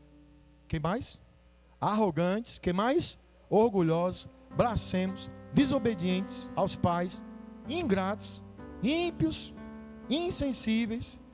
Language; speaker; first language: Portuguese; native; Portuguese